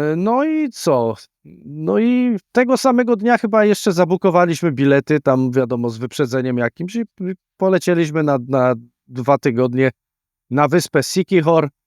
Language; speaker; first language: Polish; native; Polish